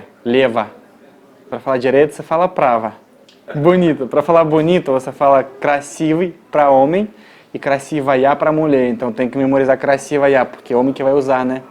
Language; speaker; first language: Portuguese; non-native, fluent; Russian